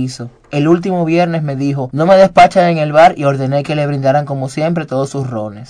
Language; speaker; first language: Spanish; native; Spanish